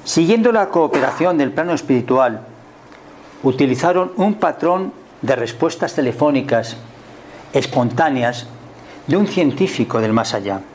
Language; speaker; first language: Spanish; native; Spanish